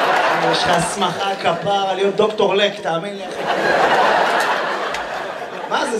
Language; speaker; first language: Hebrew; native; Hebrew